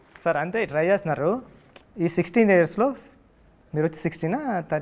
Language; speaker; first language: Telugu; native; Telugu